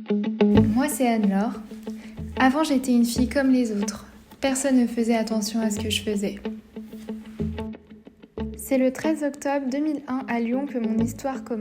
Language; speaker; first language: French; native; French